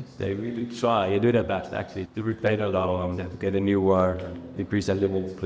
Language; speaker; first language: English; non-native, fluent; Dutch